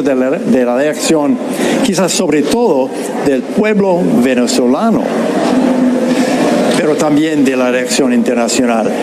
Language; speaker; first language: Spanish; non-native, fluent; English